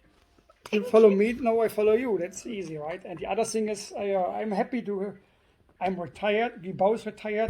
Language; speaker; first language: English; non-native, fluent; German